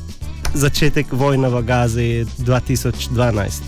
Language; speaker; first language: Slovenian; non-native, learner; Arabic